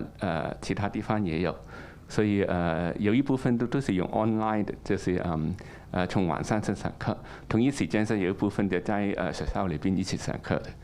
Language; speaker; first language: Chinese; non-native, local second language; Cantonese